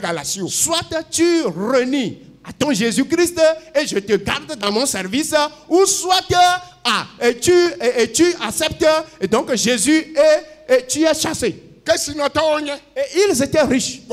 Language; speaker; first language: French; non-native, local second language; Ewe